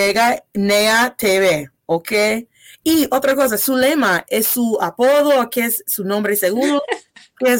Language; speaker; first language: Spanish; non-native, fluent; English